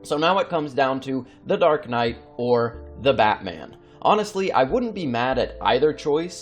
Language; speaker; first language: English; native; English